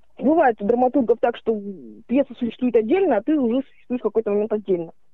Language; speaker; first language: Russian; native; Russian